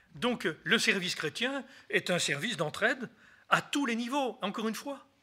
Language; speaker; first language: French; native; French